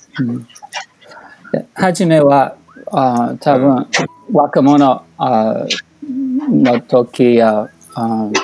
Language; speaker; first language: Japanese; non-native, learner; English